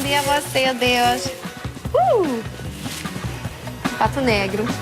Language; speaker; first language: Portuguese; non-native, learner; French